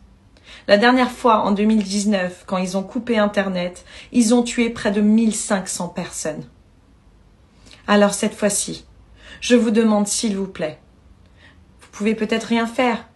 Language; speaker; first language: French; early bilingual, other home language; Persian